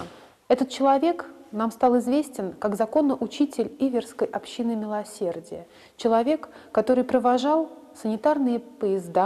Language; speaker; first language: Russian; native; Russian